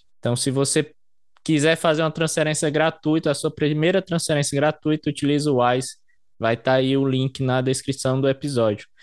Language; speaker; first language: Portuguese; native; Portuguese